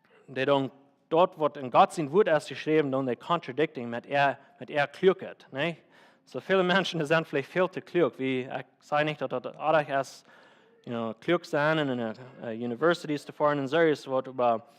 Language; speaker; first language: German; non-native, learner; Plautdietsch